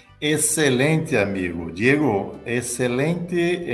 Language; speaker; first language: Spanish; non-native, learner; Portuguese